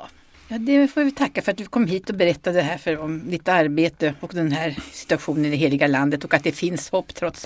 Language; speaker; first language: Swedish; native; Swedish